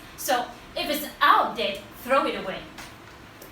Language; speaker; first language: English; non-native, learner; Vietnamese